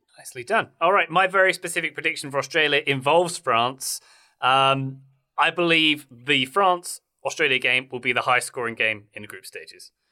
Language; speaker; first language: English; native; English